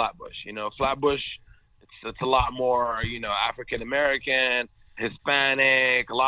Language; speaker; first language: English; non-native, fluent; Arabic